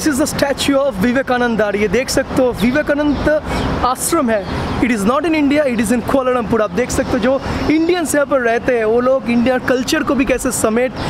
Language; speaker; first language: Hindi; non-native, local second language; Bangla